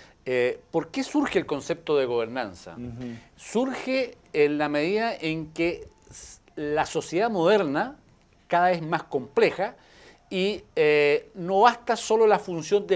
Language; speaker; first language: Spanish; native; Spanish